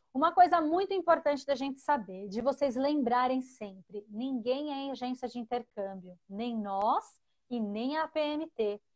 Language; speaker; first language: Portuguese; native; Portuguese